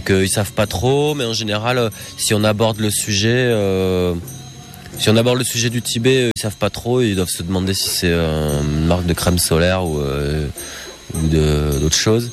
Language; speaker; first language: French; native; French